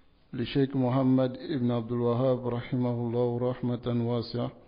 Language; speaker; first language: Arabic; non-native, fluent; Dyula